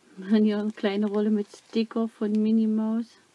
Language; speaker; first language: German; non-native, learner; Dutch